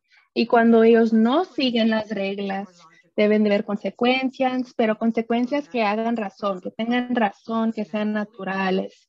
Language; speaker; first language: Spanish; early bilingual, other home language; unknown